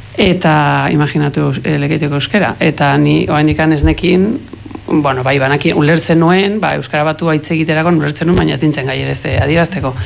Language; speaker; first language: Basque; early bilingual, heritage; Spanish